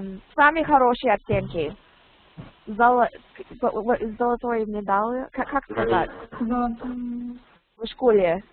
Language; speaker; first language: Russian; non-native, learner; English